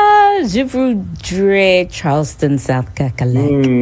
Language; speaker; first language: French; non-native, learner; English